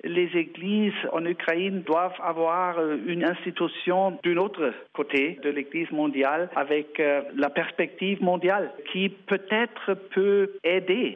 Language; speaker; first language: French; non-native, learner; German